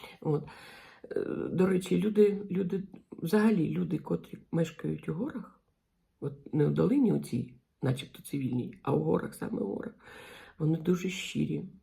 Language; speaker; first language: Ukrainian; non-native, local second language; Russian